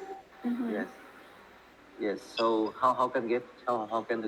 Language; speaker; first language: English; non-native, learner; Vietnamese